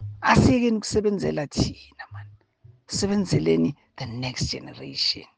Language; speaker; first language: Zulu; native; Zulu